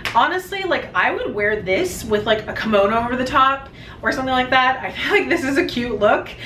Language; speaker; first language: English; native; English